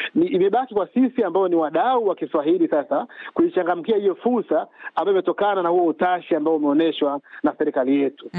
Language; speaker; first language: Swahili; native; Swahili